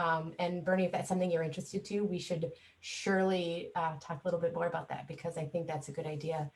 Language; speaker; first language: English; native; English